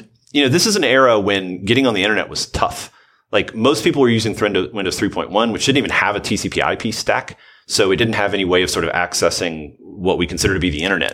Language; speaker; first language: English; native; English